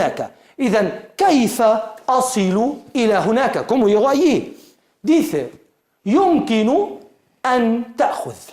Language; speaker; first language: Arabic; non-native, fluent; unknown